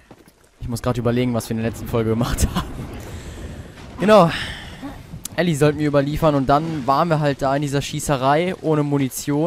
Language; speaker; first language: German; native; German